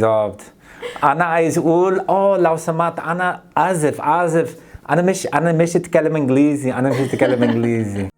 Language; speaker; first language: Arabic; non-native, learner; English